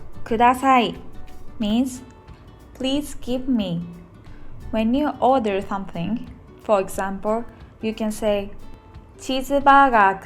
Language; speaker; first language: English; non-native, fluent; Japanese